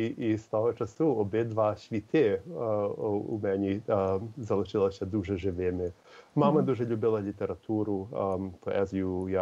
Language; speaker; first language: Ukrainian; early bilingual, heritage; Ukrainian